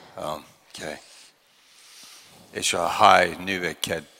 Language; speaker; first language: Hungarian; non-native, learner; English